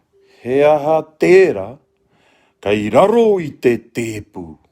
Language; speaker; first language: Māori; non-native, local second language; English